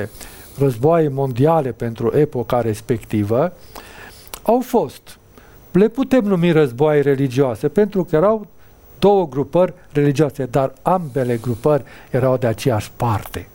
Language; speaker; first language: Romanian; native; Romanian